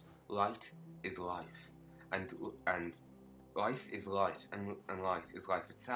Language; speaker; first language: English; native; English